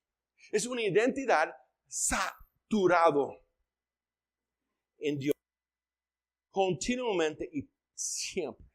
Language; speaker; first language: Spanish; non-native, fluent; English